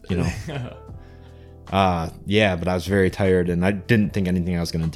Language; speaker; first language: English; native; English